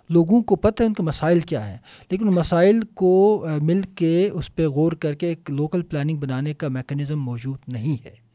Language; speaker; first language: Urdu; non-native, local second language; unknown